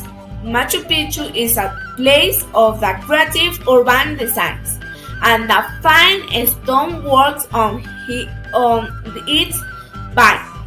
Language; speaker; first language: English; non-native, learner; Spanish